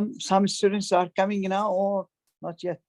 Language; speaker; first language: English; non-native, fluent; Arabic